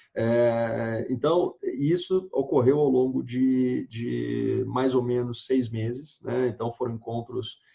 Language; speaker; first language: Portuguese; native; Portuguese